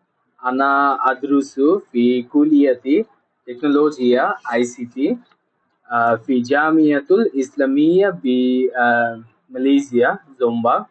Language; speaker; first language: Arabic; non-native, learner; Bangla